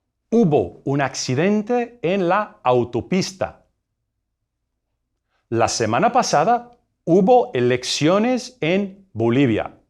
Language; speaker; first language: Spanish; non-native, fluent; English